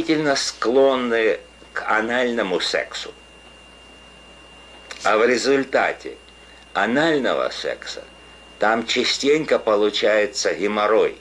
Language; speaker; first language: Russian; native; Russian